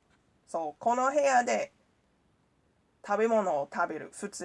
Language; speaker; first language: Japanese; non-native, learner; English